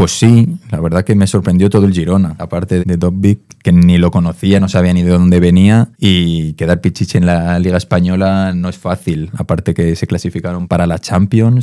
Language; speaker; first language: Spanish; native; Spanish